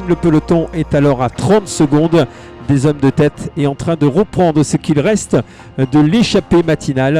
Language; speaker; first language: French; native; French